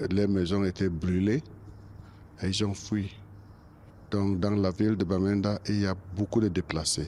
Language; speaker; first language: French; non-native, local second language; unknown